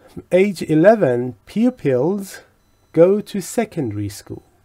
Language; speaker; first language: English; non-native, fluent; Persian